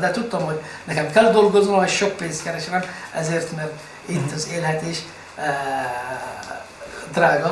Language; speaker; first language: Hungarian; non-native, fluent; Arabic